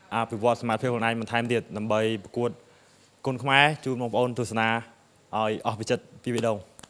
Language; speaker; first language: Khmer; native; Khmer